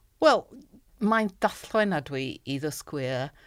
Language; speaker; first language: Welsh; non-native, learner; English